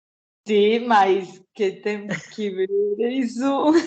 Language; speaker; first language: Portuguese; non-native, learner; Spanish